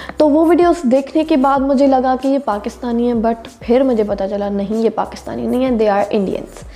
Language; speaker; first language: Urdu; native; Urdu